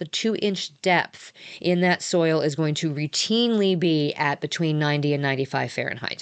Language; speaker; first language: English; native; English